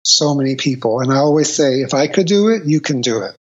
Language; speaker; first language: English; native; English